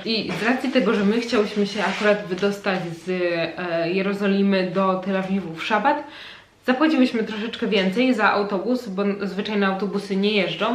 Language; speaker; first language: Polish; native; Polish